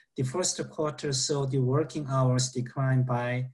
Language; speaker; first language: English; non-native, fluent; Korean